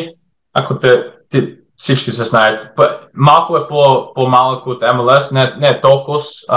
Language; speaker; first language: Bulgarian; early bilingual, heritage; English